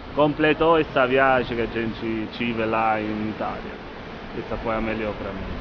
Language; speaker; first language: Portuguese; non-native, fluent; Italian